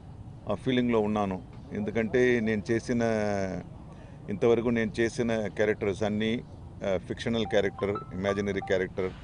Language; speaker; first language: Telugu; non-native, fluent; Tamil